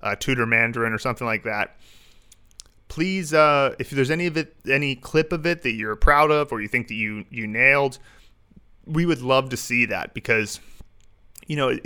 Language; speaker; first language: English; native; English